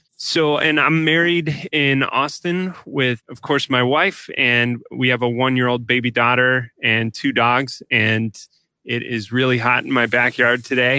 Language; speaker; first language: English; native; English